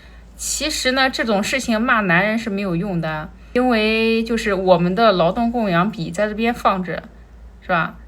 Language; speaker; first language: Chinese; native; Chinese